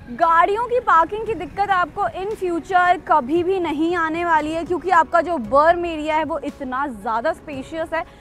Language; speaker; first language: Hindi; native; Hindi